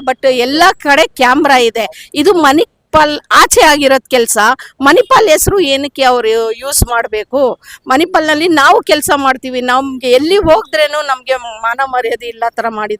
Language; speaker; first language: Kannada; non-native, local second language; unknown